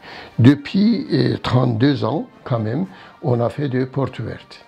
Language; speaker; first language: French; non-native, learner; Turkish